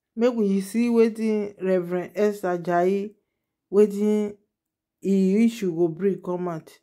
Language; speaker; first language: Nigerian Pidgin; non-native, local second language; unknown